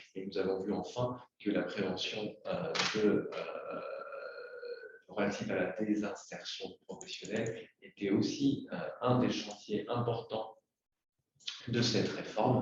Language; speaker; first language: French; native; French